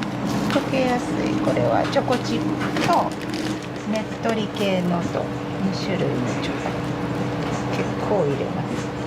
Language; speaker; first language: Japanese; native; Japanese